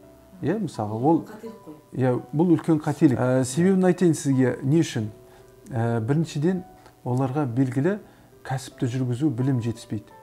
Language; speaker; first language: Kazakh; native; Kazakh